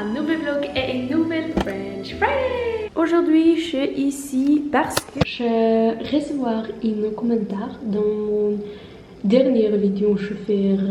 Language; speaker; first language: French; non-native, learner; Norwegian